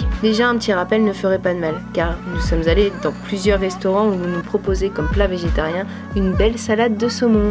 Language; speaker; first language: French; native; French